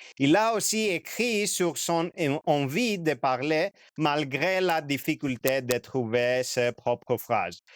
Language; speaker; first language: French; non-native, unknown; Greek